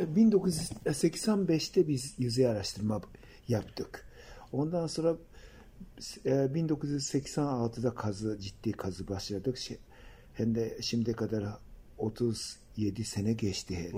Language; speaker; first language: Turkish; non-native, fluent; Japanese